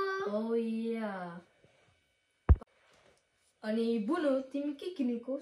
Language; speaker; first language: Nepali; early bilingual, heritage; Nepali